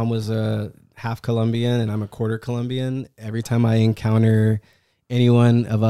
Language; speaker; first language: English; native; English